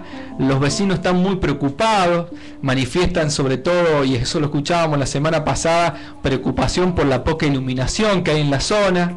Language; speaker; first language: Spanish; native; Spanish